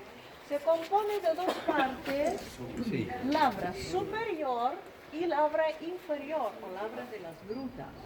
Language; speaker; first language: Spanish; non-native, fluent; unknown